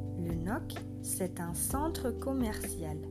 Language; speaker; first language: French; non-native, fluent; German